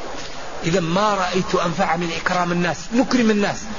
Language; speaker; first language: Arabic; native; Arabic